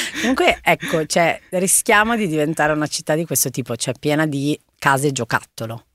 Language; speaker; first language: Italian; early bilingual, other home language; Tigrinya